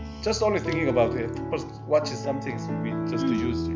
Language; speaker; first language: English; non-native, learner; Korean